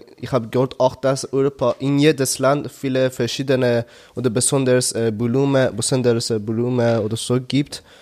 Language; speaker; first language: German; non-native, learner; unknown